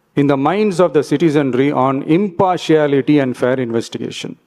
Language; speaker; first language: English; non-native, local second language; Tamil